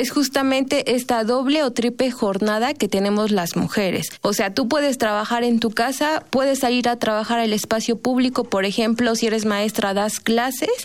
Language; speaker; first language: Spanish; native; Spanish